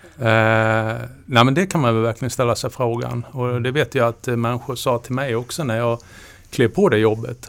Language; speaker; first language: Swedish; native; Swedish